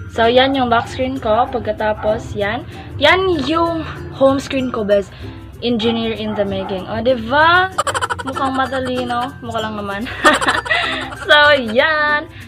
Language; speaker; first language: Filipino; non-native, local second language; Cebuano